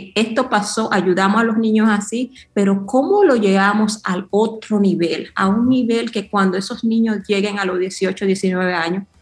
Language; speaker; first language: Spanish; early bilingual, heritage; Spanish